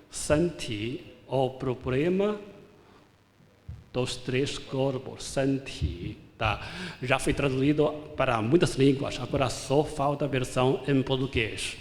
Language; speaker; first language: Portuguese; non-native, fluent; Chinese